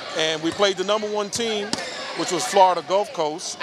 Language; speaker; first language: English; native; English